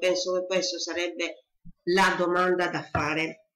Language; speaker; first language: Italian; native; Italian